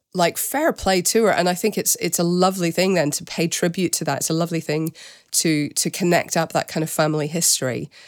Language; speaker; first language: English; native; English